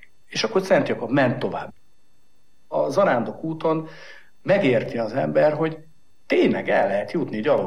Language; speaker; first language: Hungarian; native; Hungarian